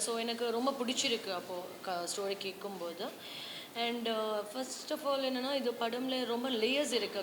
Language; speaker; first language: Tamil; non-native, learner; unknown